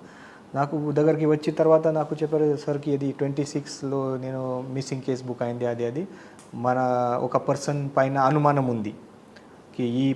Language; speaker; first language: Telugu; non-native, learner; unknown